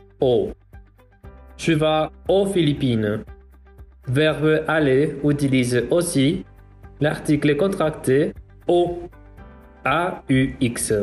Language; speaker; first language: French; non-native, learner; Spanish